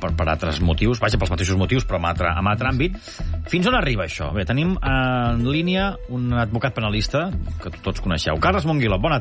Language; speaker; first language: Catalan; native; Catalan